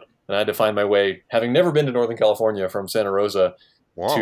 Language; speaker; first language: English; native; English